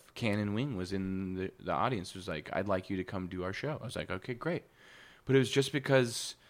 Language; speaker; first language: English; native; English